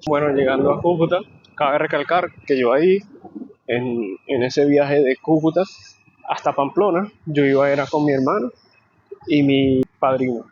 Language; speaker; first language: Spanish; native; Spanish